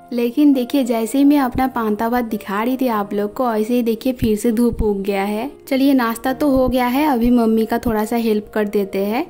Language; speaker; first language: Hindi; non-native, local second language; Bangla